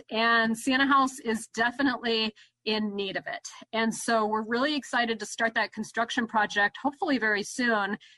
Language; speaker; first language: English; native; English